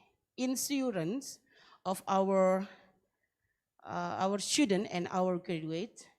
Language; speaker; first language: English; non-native, learner; Indonesian